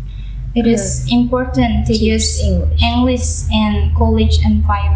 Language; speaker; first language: English; non-native, learner; Indonesian